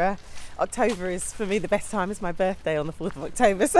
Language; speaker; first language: English; native; English